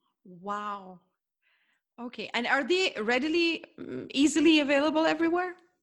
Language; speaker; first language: English; non-native, local second language; Hindi